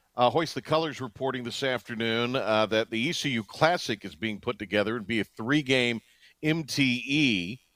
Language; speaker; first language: English; native; English